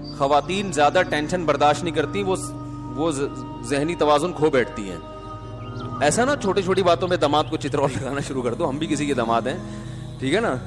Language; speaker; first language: Urdu; native; Urdu